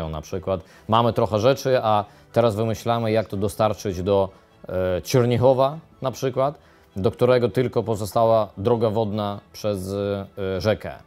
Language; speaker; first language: Polish; non-native, fluent; Ukrainian